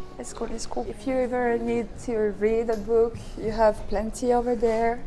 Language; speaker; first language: English; non-native, fluent; French